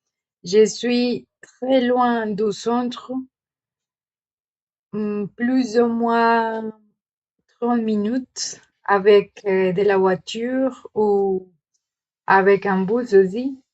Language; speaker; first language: French; non-native, learner; Spanish